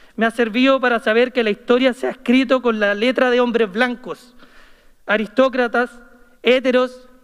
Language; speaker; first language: Spanish; native; Spanish